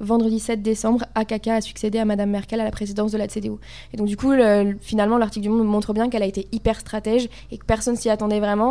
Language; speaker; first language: French; native; French